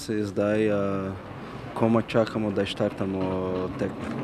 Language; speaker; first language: Slovenian; non-native, learner; Portuguese